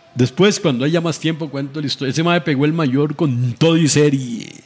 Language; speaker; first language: Spanish; native; Spanish